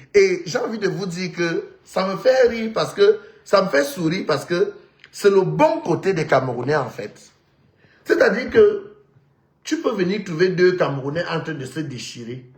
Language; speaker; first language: French; non-native, local second language; Lingala